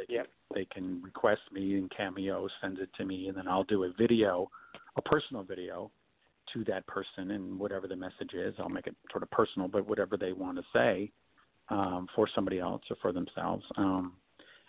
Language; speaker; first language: English; native; English